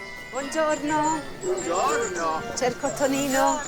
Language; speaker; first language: Italian; early bilingual, heritage; English